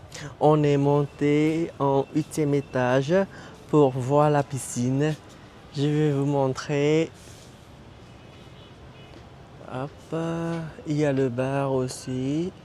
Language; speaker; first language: French; non-native, fluent; Vietnamese